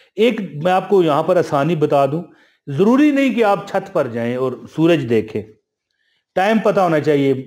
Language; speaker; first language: Urdu; non-native, local second language; Punjabi